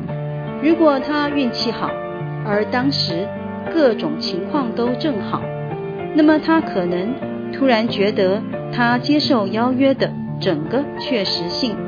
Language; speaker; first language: Chinese; native; Chinese